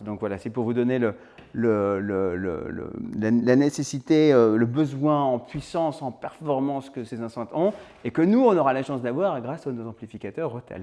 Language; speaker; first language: French; native; French